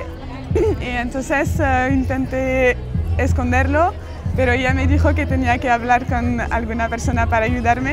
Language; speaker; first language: Spanish; non-native, fluent; French